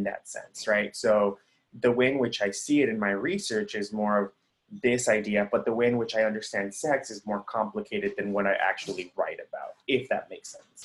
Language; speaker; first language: English; early bilingual, other home language; Spanish